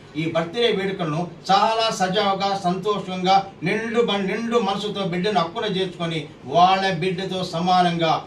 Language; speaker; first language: Telugu; native; Telugu